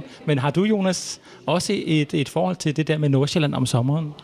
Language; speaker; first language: Danish; native; Danish